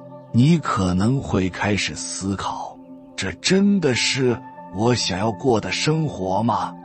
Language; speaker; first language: Chinese; native; Chinese